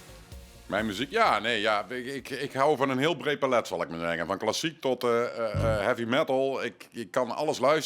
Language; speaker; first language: Dutch; native; Dutch